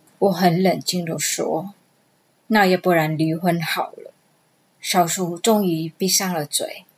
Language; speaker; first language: Chinese; non-native, fluent; Vietnamese